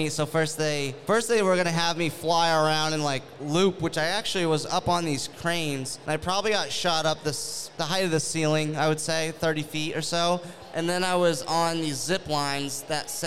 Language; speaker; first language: English; native; English